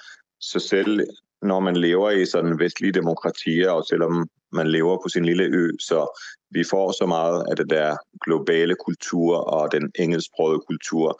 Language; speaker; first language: Danish; non-native, fluent; Hebrew